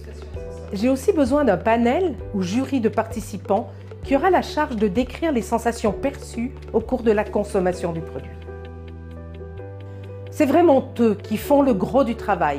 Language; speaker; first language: French; native; French